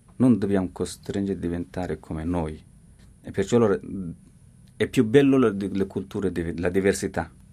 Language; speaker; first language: Italian; non-native, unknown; Persian